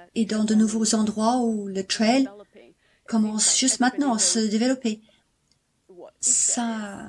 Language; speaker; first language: French; non-native, fluent; Cantonese